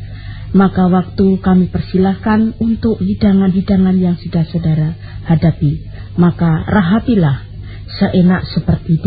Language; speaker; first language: Indonesian; non-native, local second language; Javanese